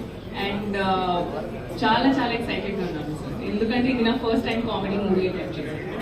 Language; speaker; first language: Telugu; non-native, local second language; Hindi